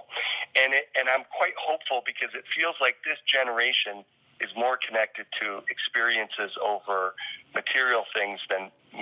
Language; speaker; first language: English; native; English